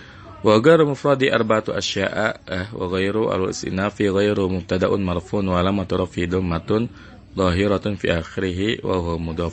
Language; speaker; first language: Arabic; non-native, fluent; Indonesian